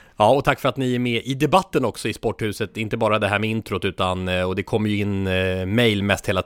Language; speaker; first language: Swedish; native; Swedish